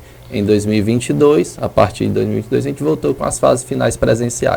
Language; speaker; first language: Portuguese; native; Portuguese